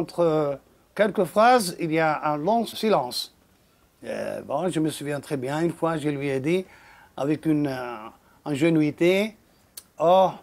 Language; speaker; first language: French; non-native, local second language; Arabic